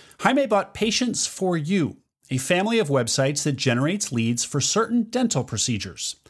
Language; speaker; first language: English; native; English